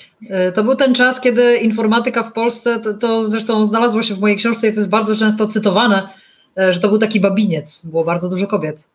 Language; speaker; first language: Polish; native; Polish